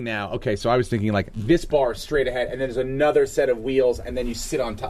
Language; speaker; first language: English; native; English